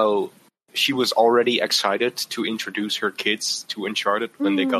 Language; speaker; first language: English; non-native, fluent; Dutch